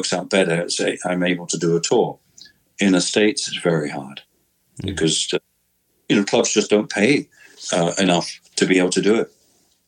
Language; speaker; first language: English; native; English